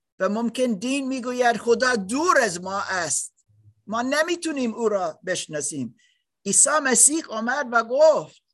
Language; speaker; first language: Persian; non-native, learner; German